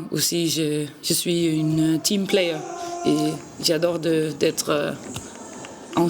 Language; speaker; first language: French; non-native, learner; Danish